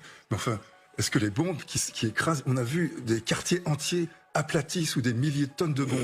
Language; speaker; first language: French; native; French